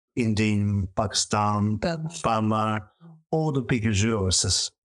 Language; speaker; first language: English; non-native, learner; Chinese